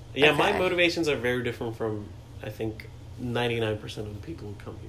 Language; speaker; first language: English; non-native, local second language; Hindi